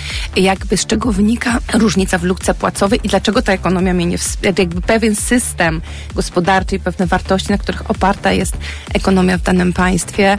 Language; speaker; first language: Polish; native; Polish